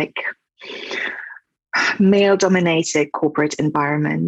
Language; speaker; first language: English; non-native, fluent; German